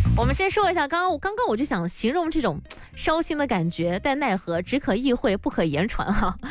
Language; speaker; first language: Chinese; non-native, local second language; Hakka Chinese